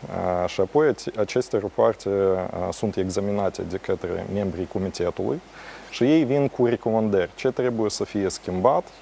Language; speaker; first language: Romanian; non-native, local second language; Russian